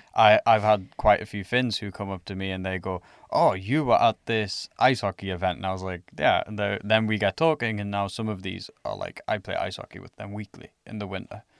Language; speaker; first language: English; native; English